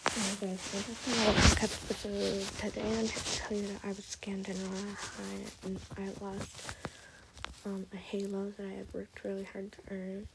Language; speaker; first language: English; native; English